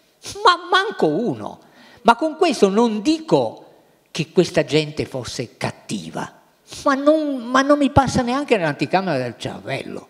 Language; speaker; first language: Italian; native; Italian